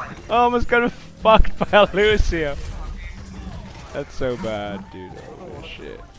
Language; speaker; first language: English; non-native, fluent; Finnish